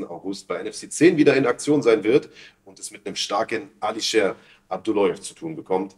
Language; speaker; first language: German; native; German